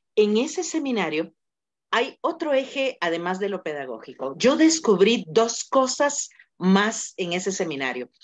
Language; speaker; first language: Spanish; native; Spanish